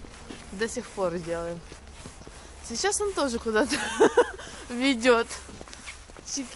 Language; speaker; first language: Russian; native; Russian